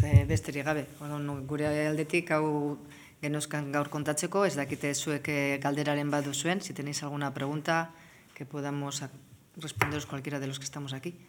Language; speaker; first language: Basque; non-native, local second language; Spanish